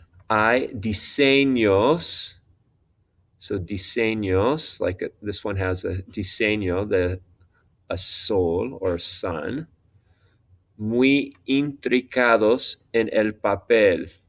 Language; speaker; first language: Spanish; non-native, fluent; English